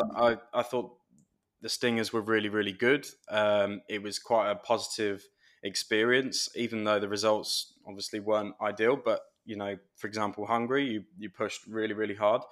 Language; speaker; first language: English; native; English